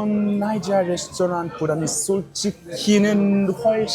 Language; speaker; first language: Korean; non-native, fluent; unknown